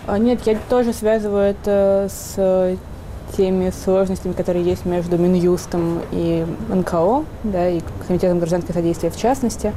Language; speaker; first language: Russian; native; Russian